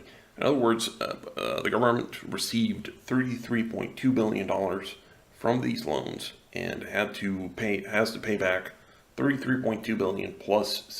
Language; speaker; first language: English; non-native, local second language; Spanish